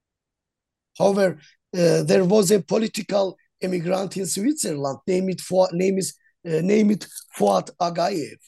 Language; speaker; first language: English; non-native, learner; Azerbaijani